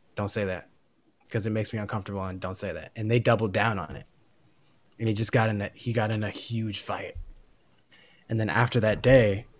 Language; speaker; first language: English; native; English